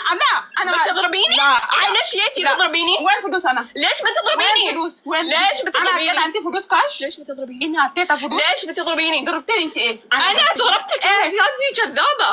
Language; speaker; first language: Arabic; non-native, learner; Amharic